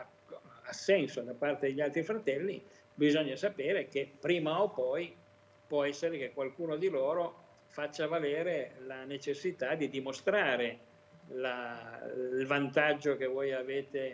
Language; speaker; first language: Italian; native; Italian